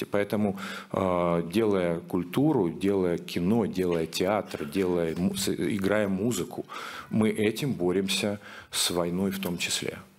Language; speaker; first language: Russian; native; Russian